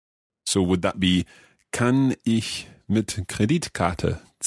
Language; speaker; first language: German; non-native, learner; English